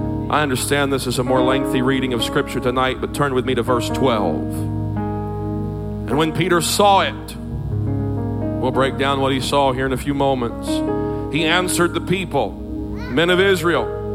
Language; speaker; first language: English; native; English